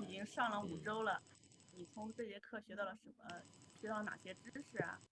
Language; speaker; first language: Chinese; native; Chinese